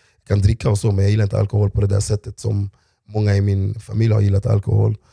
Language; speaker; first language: Swedish; early bilingual, other home language; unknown